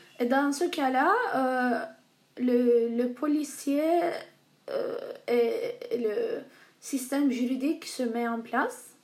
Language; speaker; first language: French; non-native, learner; Turkish